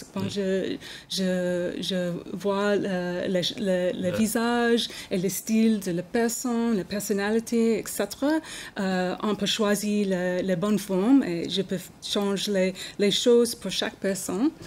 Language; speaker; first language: French; non-native, learner; English